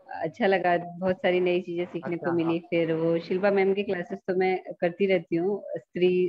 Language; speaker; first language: Hindi; native; Hindi